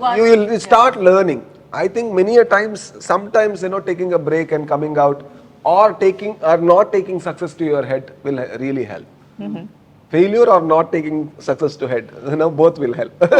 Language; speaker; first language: English; non-native, local second language; Kannada